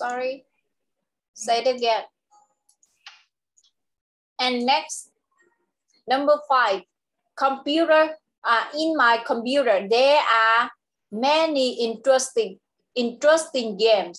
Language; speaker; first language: English; non-native, local second language; Vietnamese